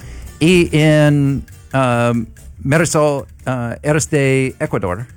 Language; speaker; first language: Spanish; non-native, learner; English